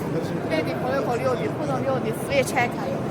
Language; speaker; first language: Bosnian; non-native, learner; Chinese